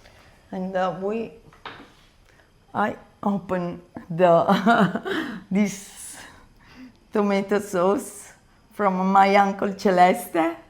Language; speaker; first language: English; non-native, learner; Italian